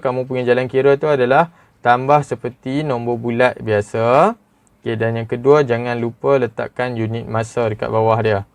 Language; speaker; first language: Malay; native; Malay